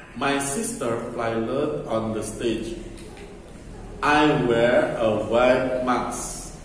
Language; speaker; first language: English; non-native, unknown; Indonesian